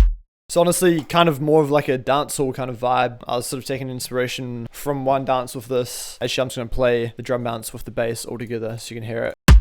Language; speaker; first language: English; native; English